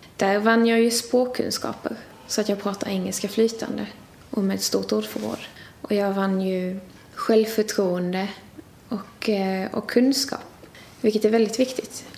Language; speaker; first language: Swedish; native; Swedish